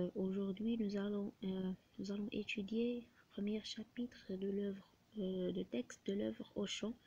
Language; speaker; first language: French; non-native, local second language; Arabic